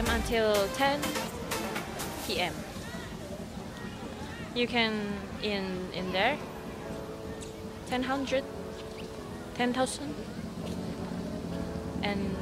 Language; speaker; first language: English; non-native, learner; Indonesian